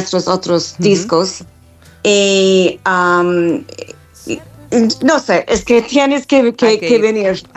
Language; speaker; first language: Spanish; non-native, fluent; English